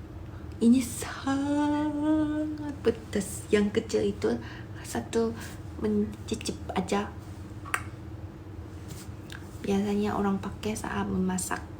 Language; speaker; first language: Indonesian; non-native, fluent; Korean